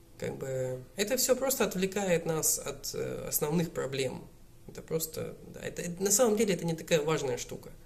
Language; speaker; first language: Russian; native; Russian